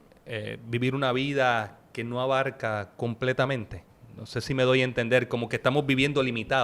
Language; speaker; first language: Spanish; native; Spanish